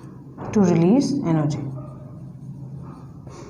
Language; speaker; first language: English; non-native, local second language; Hindi